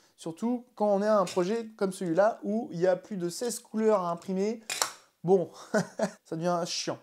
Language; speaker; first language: French; native; French